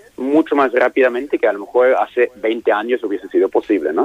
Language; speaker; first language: Spanish; non-native, fluent; German